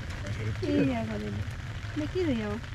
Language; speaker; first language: Japanese; non-native, learner; Vietnamese